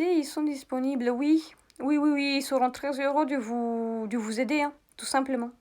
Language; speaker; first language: French; native; French